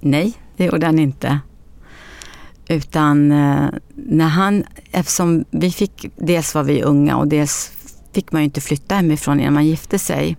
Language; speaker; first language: Swedish; early bilingual, other home language; Arabic